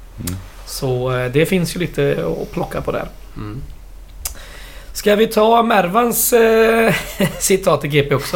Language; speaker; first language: Swedish; native; Swedish